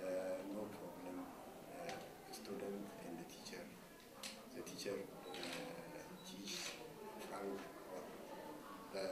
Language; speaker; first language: English; non-native, learner; Amharic